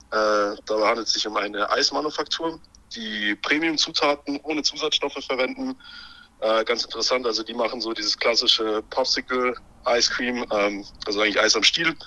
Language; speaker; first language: German; native; German